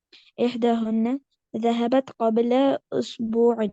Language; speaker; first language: Arabic; non-native, learner; Urdu